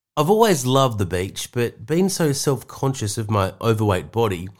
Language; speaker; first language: English; native; English